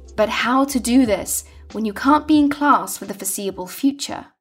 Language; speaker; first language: English; native; English